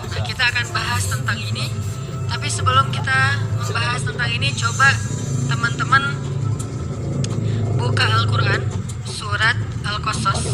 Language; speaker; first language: Indonesian; native; Indonesian